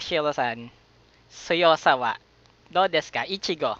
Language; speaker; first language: Japanese; non-native, learner; Filipino